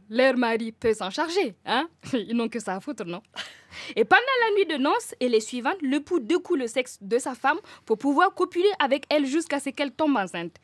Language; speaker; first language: French; non-native, local second language; Mossi